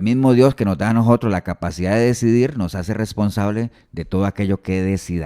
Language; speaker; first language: Spanish; native; Spanish